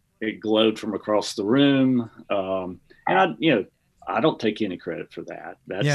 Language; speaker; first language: English; native; English